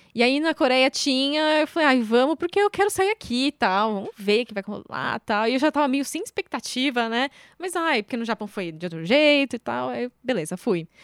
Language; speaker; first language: Portuguese; native; Portuguese